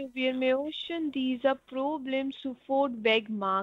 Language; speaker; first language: German; non-native, learner; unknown